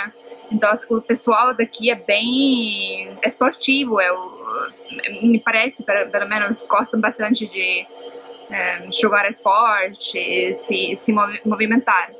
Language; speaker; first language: Portuguese; non-native, fluent; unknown